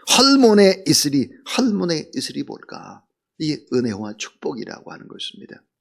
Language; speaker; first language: Korean; native; Korean